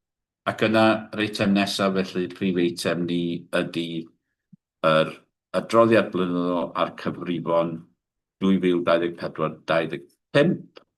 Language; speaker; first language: Welsh; native; Welsh